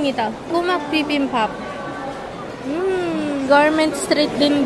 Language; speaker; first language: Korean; non-native, fluent; Filipino